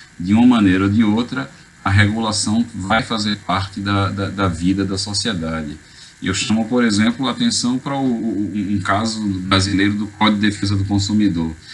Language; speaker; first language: Portuguese; native; Portuguese